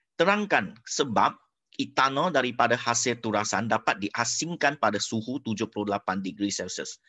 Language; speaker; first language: Malay; non-native, local second language; Chinese